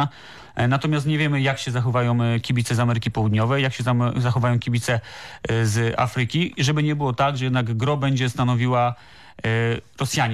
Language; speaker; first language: Polish; native; Polish